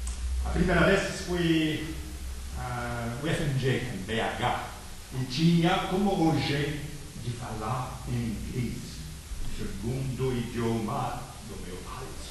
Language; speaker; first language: Portuguese; non-native, fluent; French